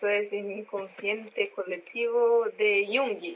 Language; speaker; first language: Spanish; non-native, learner; Portuguese